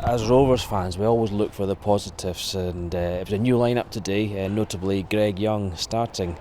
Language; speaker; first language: English; native; English